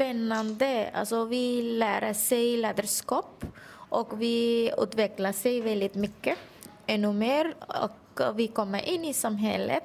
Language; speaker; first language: Swedish; non-native, learner; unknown